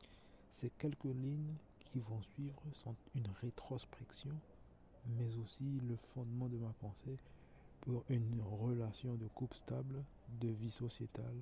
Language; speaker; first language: French; native; French